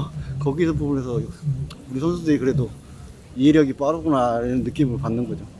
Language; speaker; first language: Korean; native; Korean